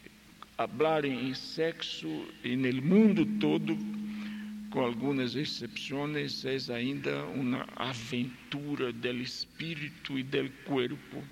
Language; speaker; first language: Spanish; non-native, fluent; Portuguese